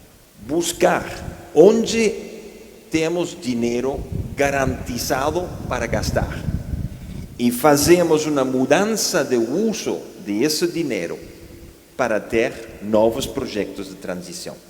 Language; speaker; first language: Portuguese; non-native, fluent; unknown